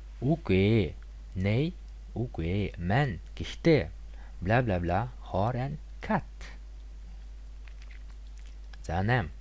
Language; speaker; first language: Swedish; non-native, fluent; Mongolian